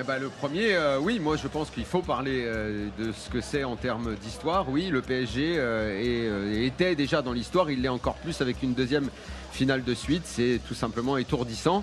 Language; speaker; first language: French; native; French